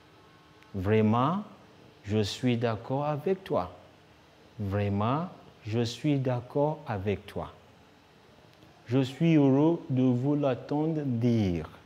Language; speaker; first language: French; non-native, fluent; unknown